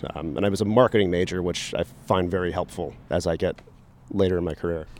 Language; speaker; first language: English; native; English